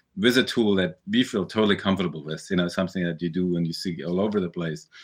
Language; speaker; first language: English; early bilingual, other home language; German